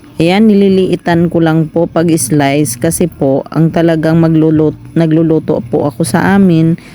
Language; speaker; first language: Filipino; non-native, local second language; Cebuano